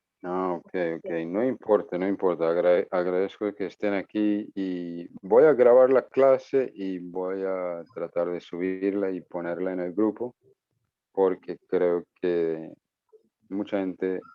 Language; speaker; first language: Spanish; non-native, fluent; English